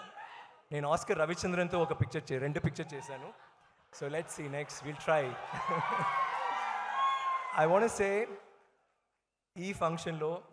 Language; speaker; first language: Telugu; non-native, learner; Tamil